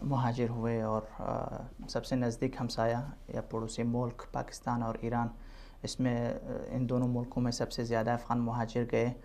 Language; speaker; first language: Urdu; non-native, fluent; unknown